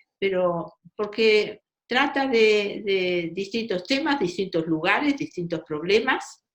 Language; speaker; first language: Spanish; native; Spanish